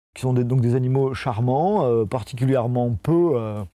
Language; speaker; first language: French; native; French